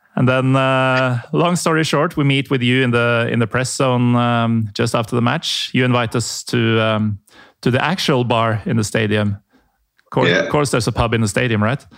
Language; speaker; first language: English; non-native, fluent; Norwegian